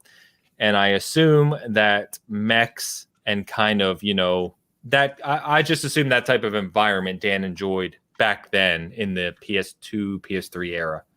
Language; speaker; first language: English; native; English